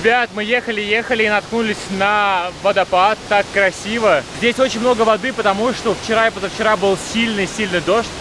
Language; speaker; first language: Russian; native; Russian